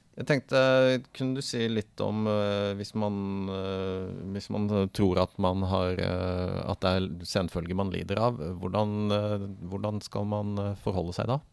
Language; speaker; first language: Norwegian; native; Norwegian